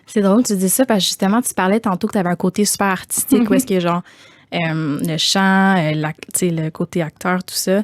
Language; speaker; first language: French; native; French